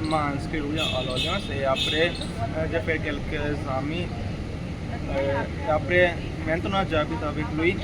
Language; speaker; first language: French; non-native, learner; Nepali